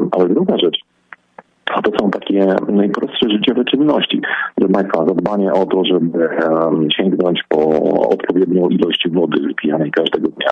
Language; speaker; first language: Polish; native; Polish